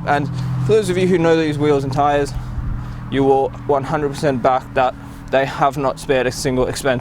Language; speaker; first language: English; native; English